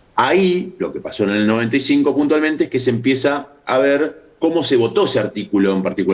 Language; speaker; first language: Spanish; native; Spanish